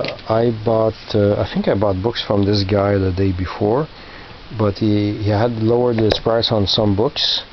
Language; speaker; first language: English; non-native, local second language; French